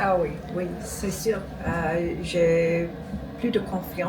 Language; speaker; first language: French; non-native, fluent; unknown